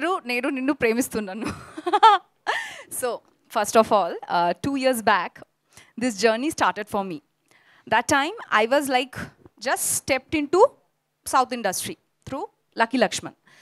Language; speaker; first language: Telugu; non-native, local second language; Bangla